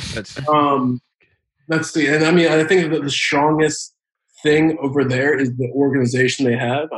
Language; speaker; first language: English; native; English